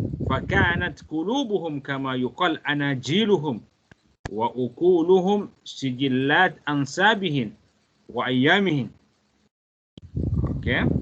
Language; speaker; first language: Arabic; non-native, fluent; Malay